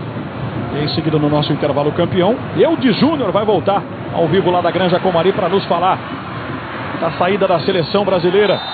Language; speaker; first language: Portuguese; native; Portuguese